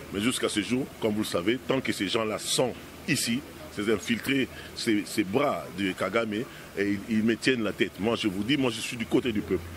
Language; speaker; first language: French; non-native, local second language; Lingala